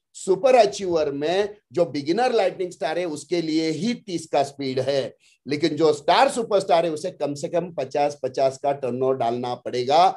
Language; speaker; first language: Hindi; non-native, local second language; Marathi